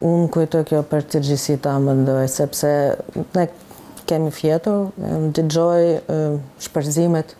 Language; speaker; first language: Albanian; non-native, learner; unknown